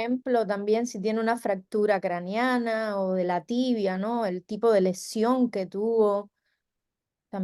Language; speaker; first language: Spanish; native; Spanish